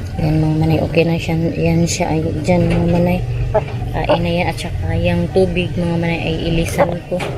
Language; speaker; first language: Filipino; non-native, local second language; Cebuano